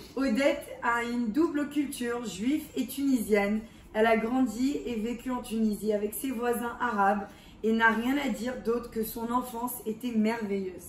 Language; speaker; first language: French; early bilingual, heritage; English